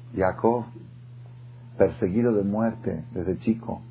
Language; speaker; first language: Spanish; non-native, fluent; Hebrew